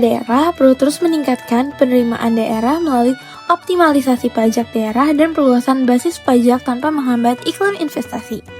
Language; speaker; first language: Indonesian; native; Indonesian